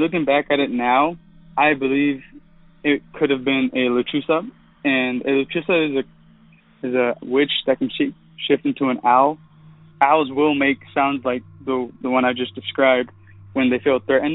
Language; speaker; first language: English; native; English